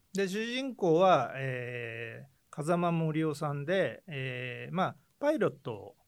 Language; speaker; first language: Japanese; native; Japanese